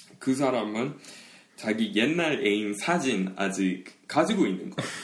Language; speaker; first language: Korean; non-native, fluent; English